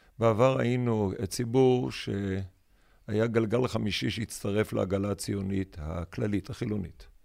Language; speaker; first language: Hebrew; native; Hebrew